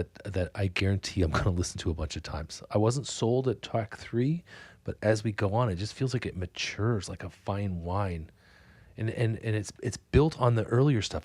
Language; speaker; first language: English; native; English